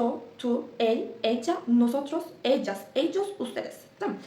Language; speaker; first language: Spanish; non-native, learner; Turkish